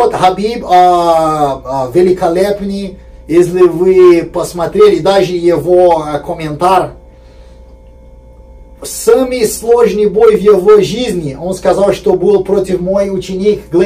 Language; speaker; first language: Russian; non-native, fluent; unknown